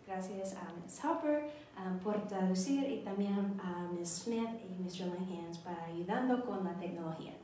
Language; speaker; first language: Spanish; non-native, learner; English